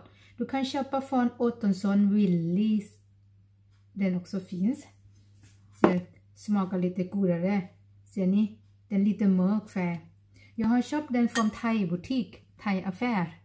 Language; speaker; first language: Swedish; non-native, learner; Thai